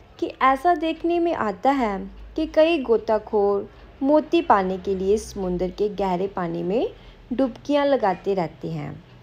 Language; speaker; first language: Hindi; non-native, local second language; Punjabi